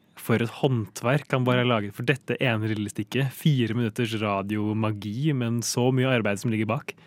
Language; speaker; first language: Norwegian; native; Norwegian